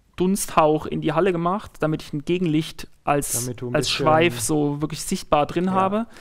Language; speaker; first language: German; native; German